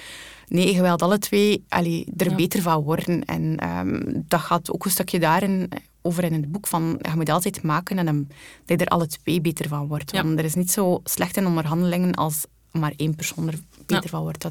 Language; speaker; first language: Dutch; native; Dutch